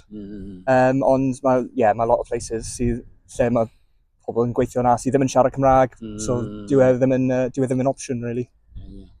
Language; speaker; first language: Welsh; non-native, local second language; English